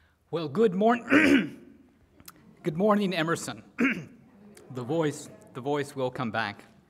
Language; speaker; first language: English; native; English